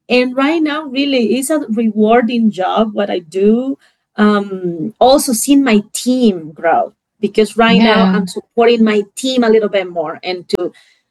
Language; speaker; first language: English; non-native, fluent; Spanish